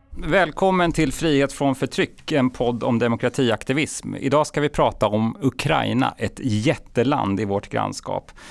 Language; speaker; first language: Swedish; native; Swedish